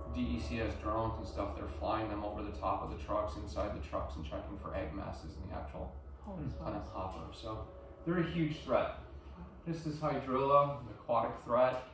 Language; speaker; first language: English; native; English